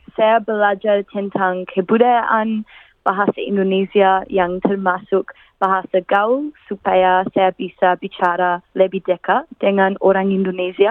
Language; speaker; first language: Indonesian; non-native, fluent; English